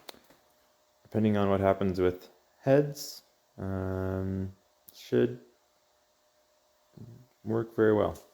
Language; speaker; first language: English; native; English